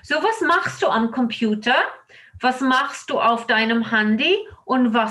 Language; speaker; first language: German; non-native, fluent; English